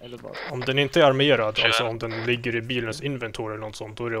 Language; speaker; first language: Swedish; native; Swedish